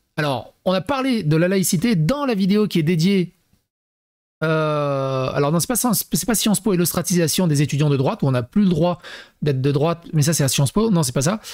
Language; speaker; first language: French; native; French